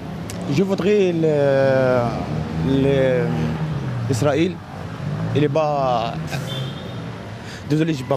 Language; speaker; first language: French; non-native, learner; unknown